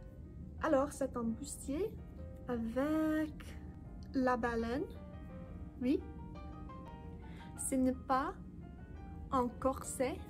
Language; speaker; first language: French; non-native, learner; English